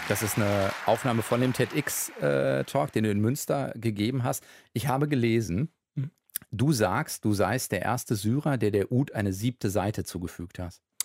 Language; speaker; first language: German; native; German